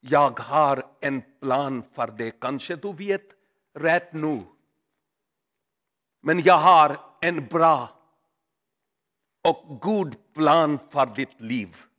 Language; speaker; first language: Swedish; non-native, learner; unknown